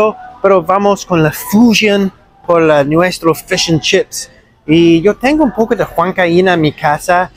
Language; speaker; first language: Spanish; non-native, learner; English